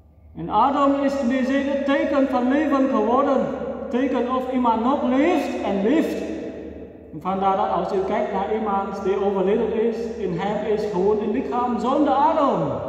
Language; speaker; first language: Dutch; non-native, fluent; Vietnamese